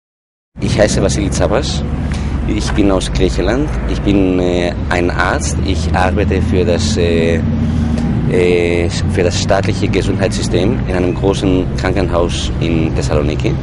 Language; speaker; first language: German; non-native, fluent; Greek